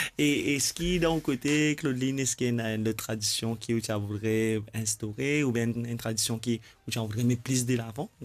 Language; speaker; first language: French; non-native, local second language; Morisyen